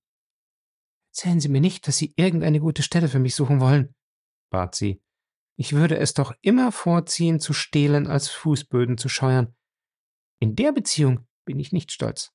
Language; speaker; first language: German; native; German